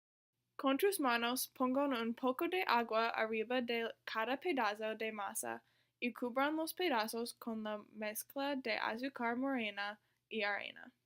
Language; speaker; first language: Spanish; non-native, learner; English